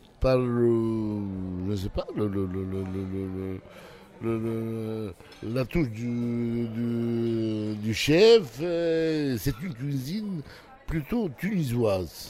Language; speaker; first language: French; non-native, local second language; Arabic